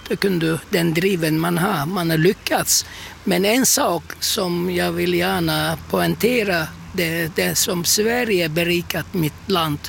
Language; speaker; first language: Swedish; non-native, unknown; Turkish